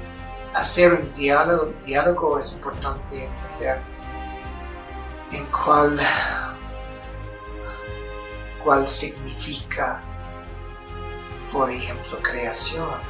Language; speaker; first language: Spanish; non-native, fluent; English